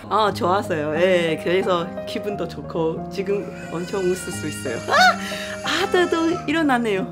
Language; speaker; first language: Korean; non-native, learner; Chinese